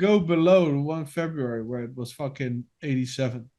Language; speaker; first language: English; non-native, fluent; Dutch